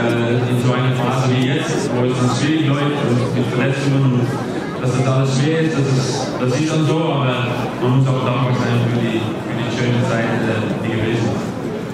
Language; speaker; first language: German; non-native, fluent; Dutch